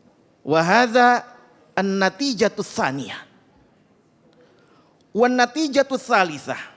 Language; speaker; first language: Arabic; non-native, fluent; Indonesian